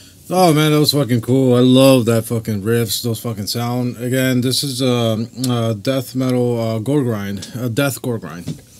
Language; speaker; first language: English; native; English